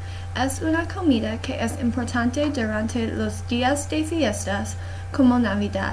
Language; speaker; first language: Spanish; non-native, learner; English